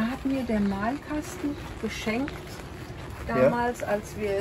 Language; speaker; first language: German; native; German